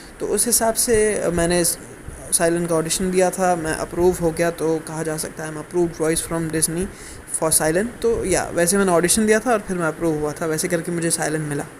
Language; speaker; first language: Hindi; non-native, local second language; Gujarati